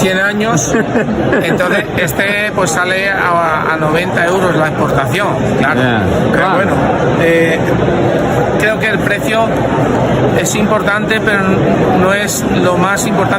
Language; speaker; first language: Spanish; native; Spanish